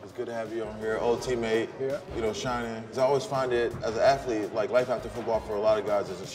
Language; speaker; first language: English; native; English